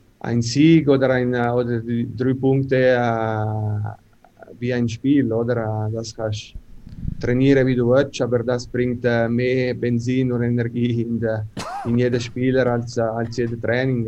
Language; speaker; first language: German; non-native, local second language; Italian